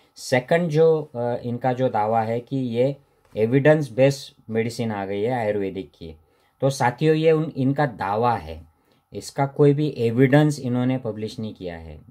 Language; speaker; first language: Hindi; non-native, local second language; Marathi